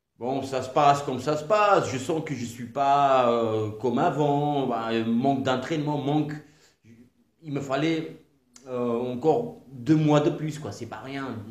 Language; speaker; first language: French; non-native, fluent; Georgian